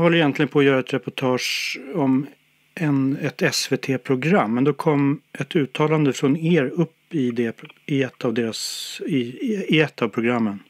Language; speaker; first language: Swedish; native; Swedish